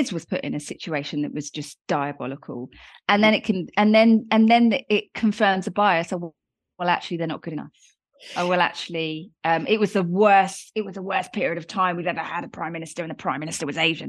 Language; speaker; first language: English; native; English